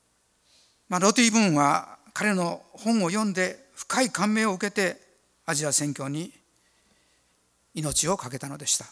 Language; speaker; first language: Japanese; native; Japanese